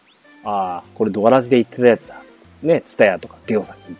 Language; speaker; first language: Japanese; native; Japanese